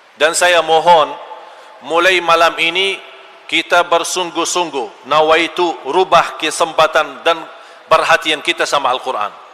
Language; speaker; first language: Malay; non-native, fluent; Arabic